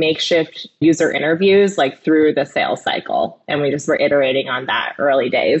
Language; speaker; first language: English; native; English